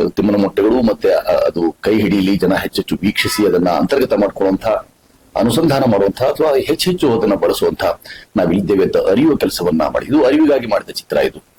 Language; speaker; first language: Kannada; native; Kannada